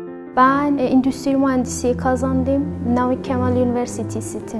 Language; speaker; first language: Turkish; non-native, learner; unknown